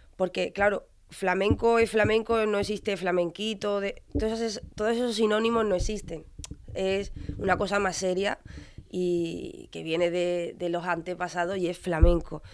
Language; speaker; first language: Spanish; native; Spanish